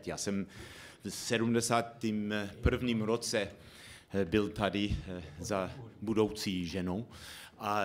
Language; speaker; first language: Czech; non-native, fluent; English